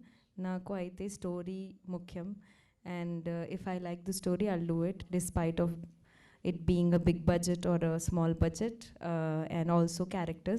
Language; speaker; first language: Telugu; non-native, local second language; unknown